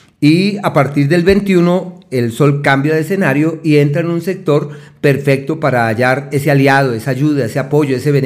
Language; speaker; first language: Spanish; native; Spanish